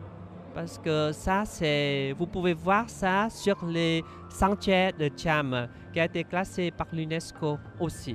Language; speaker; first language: French; non-native, fluent; Vietnamese